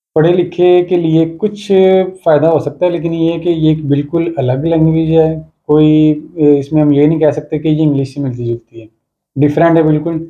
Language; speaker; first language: Urdu; non-native, local second language; Punjabi